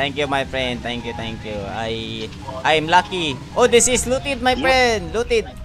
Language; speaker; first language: English; non-native, local second language; Filipino